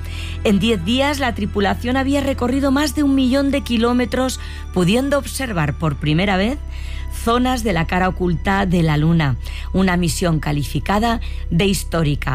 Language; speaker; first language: Spanish; native; Spanish